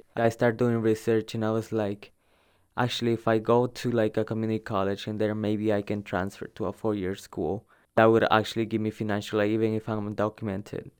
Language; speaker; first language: English; early bilingual, other home language; Spanish